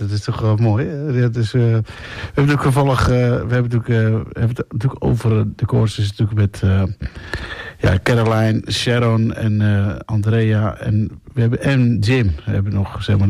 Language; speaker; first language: Dutch; native; Dutch